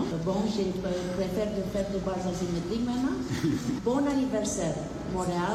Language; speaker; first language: French; non-native, learner; Romanian